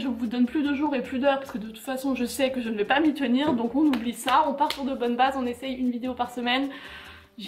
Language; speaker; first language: French; native; French